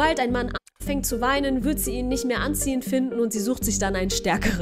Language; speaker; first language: German; native; German